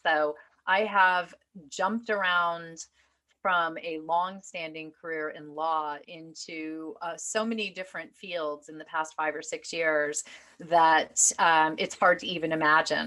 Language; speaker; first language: English; native; English